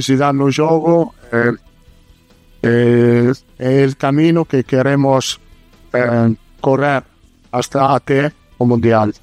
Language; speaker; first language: Portuguese; non-native, learner; Italian